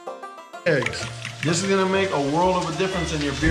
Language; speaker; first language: English; native; English